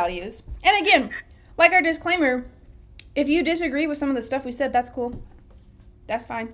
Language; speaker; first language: English; native; English